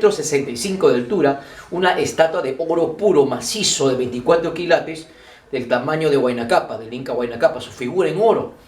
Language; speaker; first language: Spanish; native; Spanish